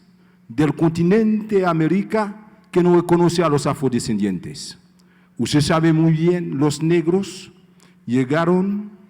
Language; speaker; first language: Spanish; non-native, fluent; Haitian Creole